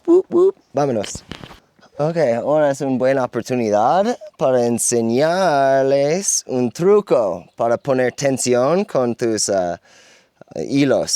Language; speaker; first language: Spanish; non-native, learner; English